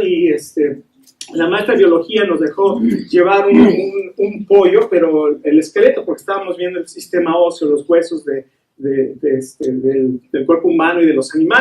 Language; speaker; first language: Spanish; native; Spanish